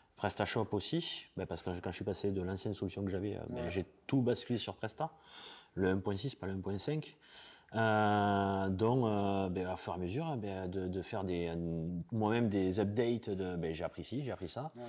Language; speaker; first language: French; native; French